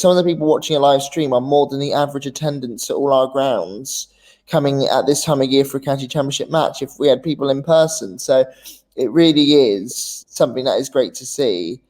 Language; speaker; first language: English; native; English